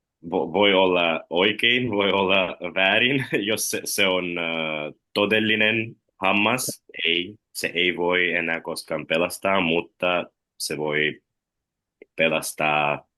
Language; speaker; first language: Finnish; non-native, learner; Russian